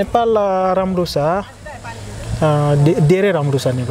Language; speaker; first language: Nepali; non-native, learner; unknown